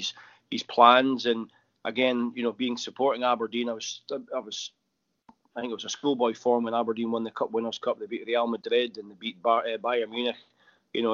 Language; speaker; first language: English; native; English